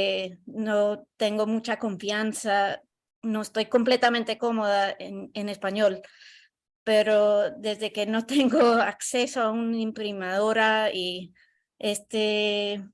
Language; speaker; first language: Spanish; non-native, learner; English